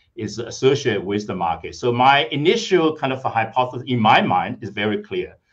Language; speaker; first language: English; non-native, fluent; Chinese